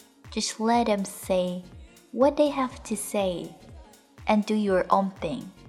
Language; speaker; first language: English; non-native, fluent; Chinese